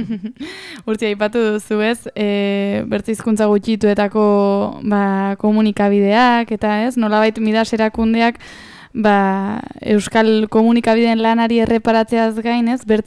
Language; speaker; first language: Basque; native; Basque